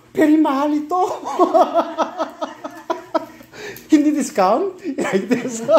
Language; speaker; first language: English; non-native, learner; Korean